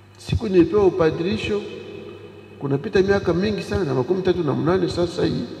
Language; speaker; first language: Swahili; native; Swahili